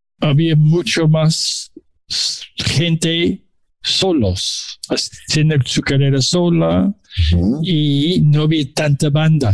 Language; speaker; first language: Spanish; non-native, learner; English